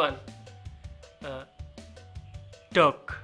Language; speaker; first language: English; non-native, learner; Indonesian